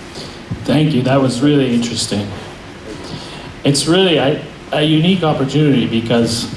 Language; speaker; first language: English; non-native, fluent; Finnish